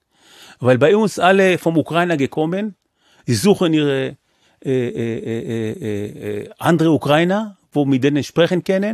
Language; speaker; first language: German; non-native, fluent; Hebrew